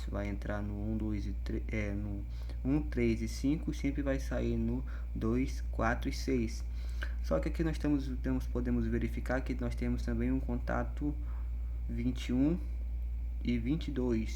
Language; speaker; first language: Portuguese; native; Portuguese